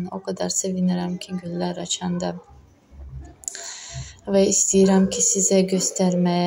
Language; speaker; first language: Turkish; non-native, learner; Azerbaijani